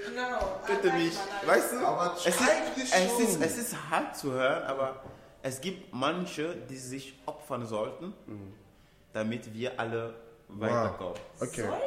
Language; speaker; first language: German; non-native, fluent; Ewe